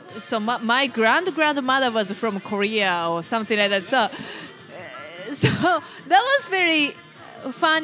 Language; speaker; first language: English; non-native, fluent; Japanese